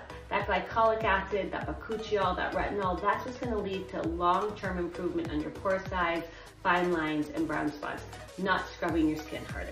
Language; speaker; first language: English; native; English